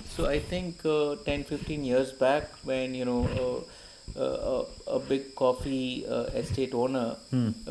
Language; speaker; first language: English; non-native, local second language; Malayalam